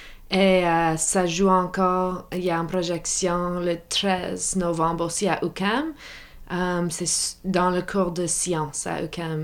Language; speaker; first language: French; non-native, local second language; English